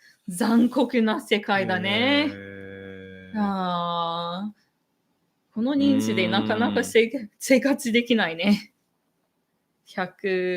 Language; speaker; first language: Japanese; non-native, fluent; English